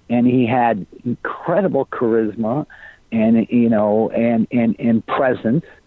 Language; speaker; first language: English; native; English